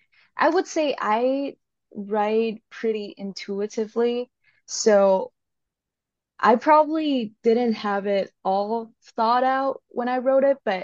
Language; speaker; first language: English; non-native, local second language; Cantonese